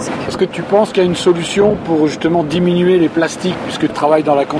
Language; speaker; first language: French; native; French